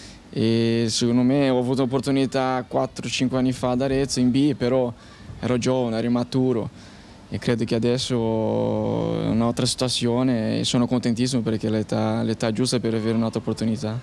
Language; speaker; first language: Italian; non-native, fluent; Portuguese